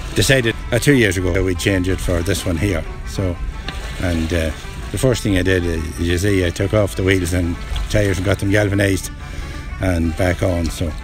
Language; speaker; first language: English; native; English